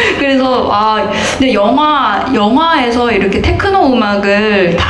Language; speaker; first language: Korean; native; Korean